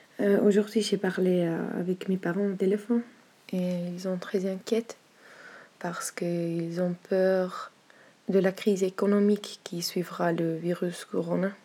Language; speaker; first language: French; non-native, learner; German